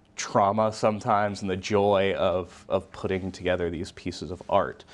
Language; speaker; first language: English; native; English